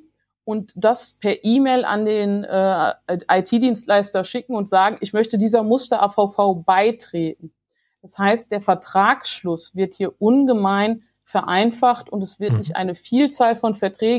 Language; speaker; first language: German; native; German